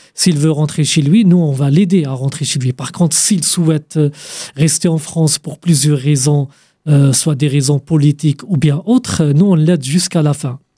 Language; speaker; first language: French; non-native, fluent; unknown